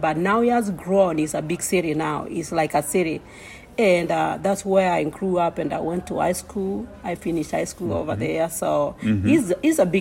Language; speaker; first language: English; non-native, local second language; Kamba